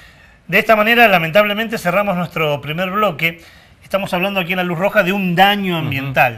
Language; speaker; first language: Spanish; native; Spanish